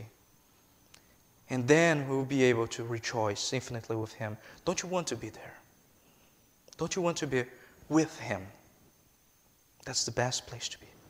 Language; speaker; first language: English; non-native, fluent; Portuguese